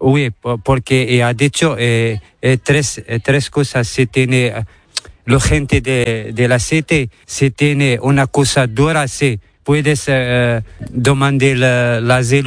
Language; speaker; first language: Spanish; non-native, learner; Arabic